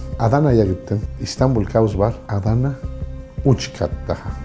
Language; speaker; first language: Turkish; non-native, learner; Spanish